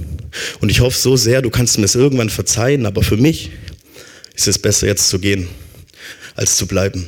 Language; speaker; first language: German; native; German